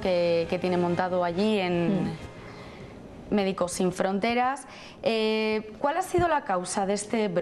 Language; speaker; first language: Spanish; native; Spanish